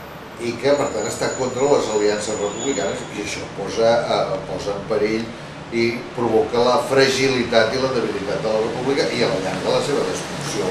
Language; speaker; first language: Catalan; native; Catalan